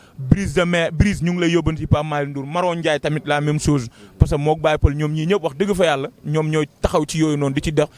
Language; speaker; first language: Wolof; native; Wolof